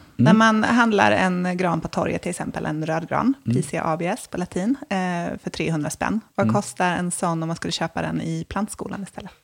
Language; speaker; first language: Swedish; native; Swedish